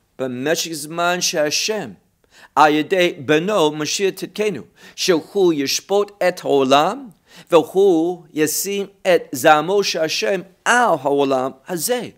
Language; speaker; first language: Hebrew; non-native, fluent; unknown